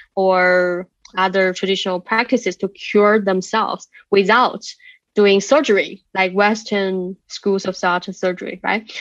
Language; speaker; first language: English; non-native, fluent; Chinese